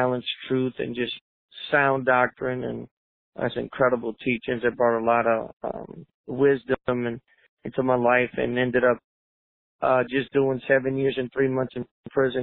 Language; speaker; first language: English; native; English